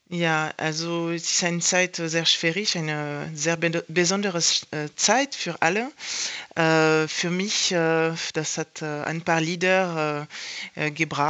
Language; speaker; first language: German; non-native, fluent; French